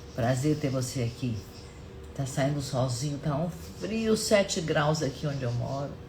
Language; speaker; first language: Portuguese; non-native, fluent; German